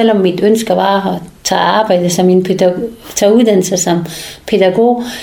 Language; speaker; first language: Danish; non-native, fluent; Persian